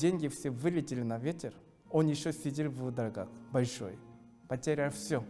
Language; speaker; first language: Russian; non-native, fluent; Korean